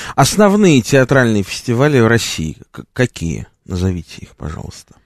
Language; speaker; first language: Russian; native; Russian